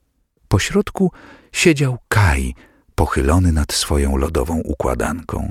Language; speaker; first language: Polish; native; Polish